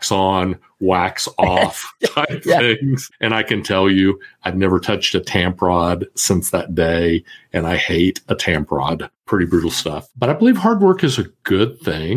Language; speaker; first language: English; native; English